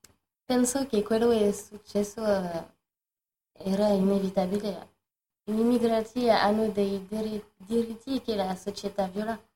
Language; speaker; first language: Italian; non-native, learner; French